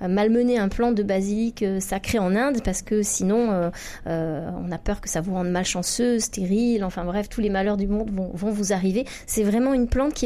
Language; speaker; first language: French; native; French